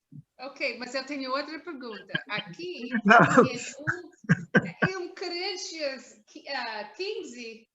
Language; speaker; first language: Portuguese; non-native, learner; English